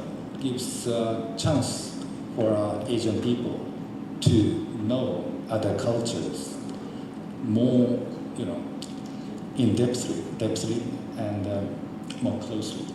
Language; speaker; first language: English; non-native, fluent; Japanese